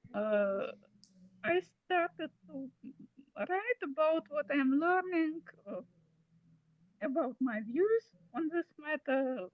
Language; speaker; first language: English; non-native, fluent; Russian